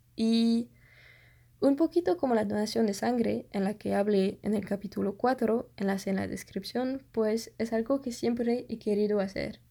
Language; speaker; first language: Spanish; non-native, fluent; French